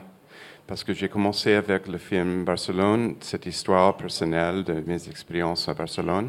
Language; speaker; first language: French; non-native, fluent; English